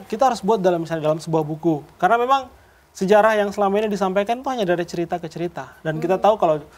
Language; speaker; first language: Indonesian; native; Indonesian